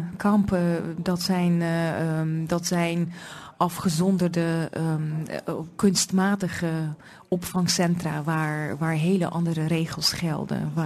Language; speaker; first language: Dutch; non-native, fluent; Russian